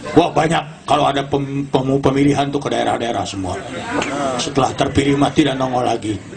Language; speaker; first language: Indonesian; non-native, local second language; Sundanese